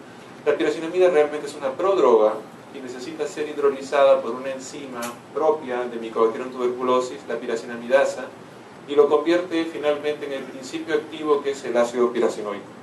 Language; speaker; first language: Spanish; native; Spanish